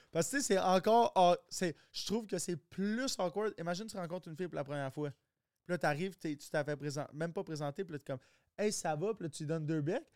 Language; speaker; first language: French; native; French